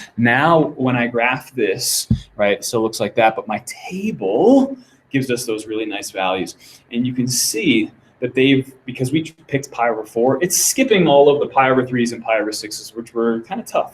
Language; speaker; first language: English; native; English